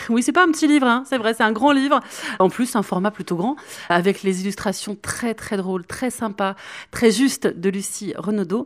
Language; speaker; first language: French; native; French